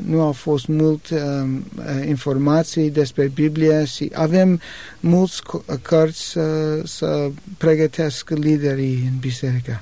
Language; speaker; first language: Romanian; non-native, learner; English